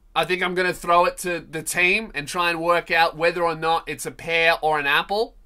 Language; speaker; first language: English; native; English